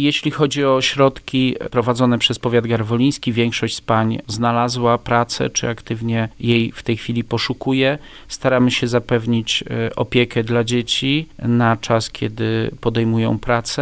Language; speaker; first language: Polish; native; Polish